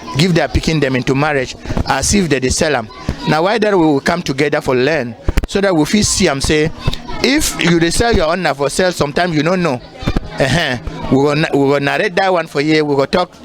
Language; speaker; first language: Nigerian Pidgin; non-native, local second language; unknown